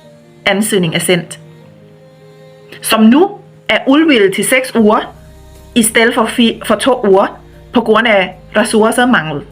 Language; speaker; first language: Danish; non-native, fluent; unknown